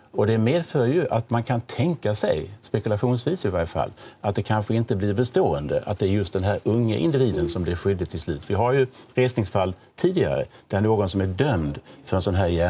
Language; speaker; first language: Swedish; native; Swedish